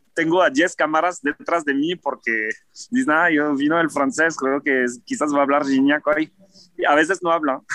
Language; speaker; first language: Spanish; non-native, fluent; French